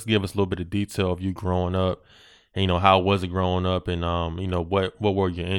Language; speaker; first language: English; native; English